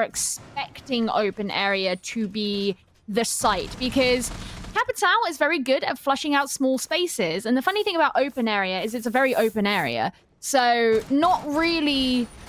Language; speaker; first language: English; native; English